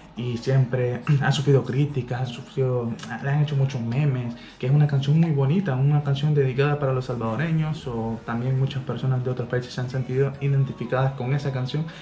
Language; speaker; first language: Spanish; native; Spanish